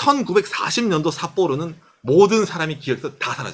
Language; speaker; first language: Korean; native; Korean